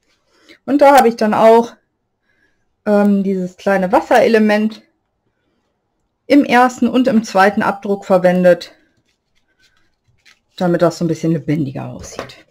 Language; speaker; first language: German; native; German